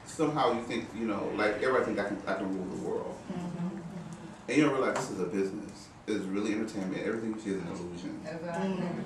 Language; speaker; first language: English; native; English